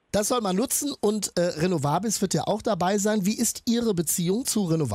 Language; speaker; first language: German; native; German